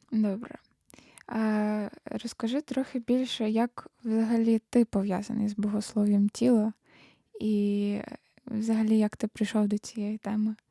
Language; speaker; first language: Ukrainian; native; Ukrainian